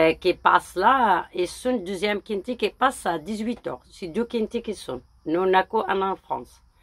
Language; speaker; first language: French; early bilingual, other home language; Arabic